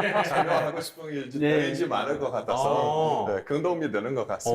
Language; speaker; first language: Korean; non-native, fluent; Portuguese